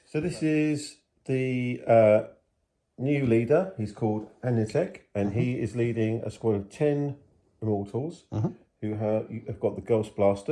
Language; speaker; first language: English; native; English